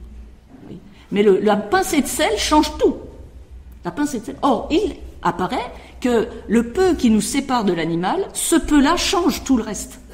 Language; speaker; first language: French; native; French